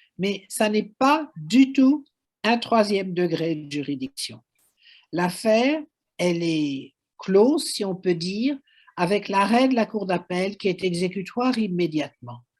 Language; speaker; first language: French; native; French